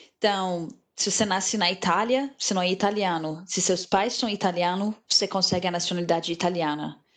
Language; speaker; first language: Portuguese; non-native, fluent; Arabic